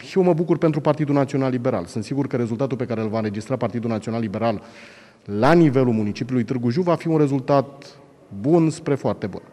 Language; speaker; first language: Romanian; native; Romanian